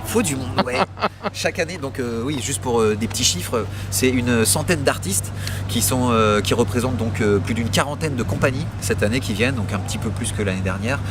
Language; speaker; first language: French; native; French